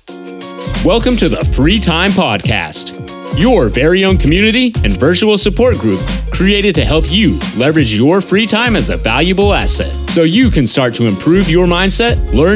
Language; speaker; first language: English; native; English